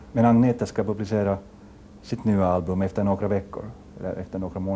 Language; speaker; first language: Swedish; non-native, local second language; Finnish